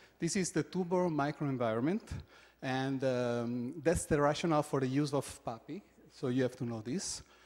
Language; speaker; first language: English; non-native, fluent; Italian